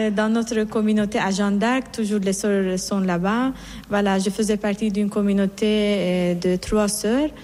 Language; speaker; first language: French; non-native, fluent; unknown